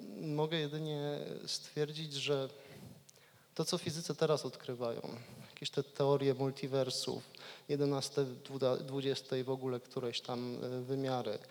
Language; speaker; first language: Polish; native; Polish